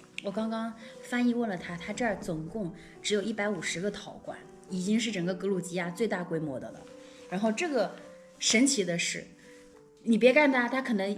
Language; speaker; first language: Chinese; native; Chinese